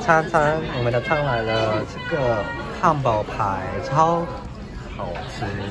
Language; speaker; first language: Chinese; non-native, fluent; Japanese